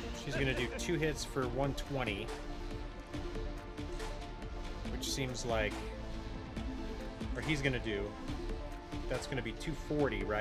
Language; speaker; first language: English; native; English